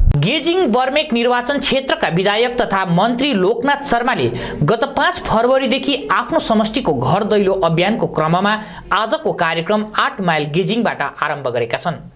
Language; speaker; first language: Nepali; native; Nepali